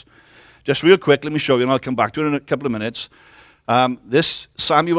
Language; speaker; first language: English; native; English